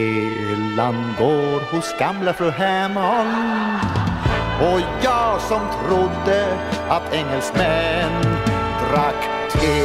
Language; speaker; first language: Swedish; native; Swedish